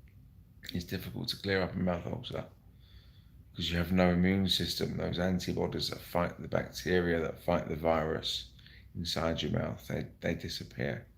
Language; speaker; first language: English; native; English